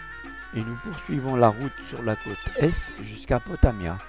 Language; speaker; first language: French; native; French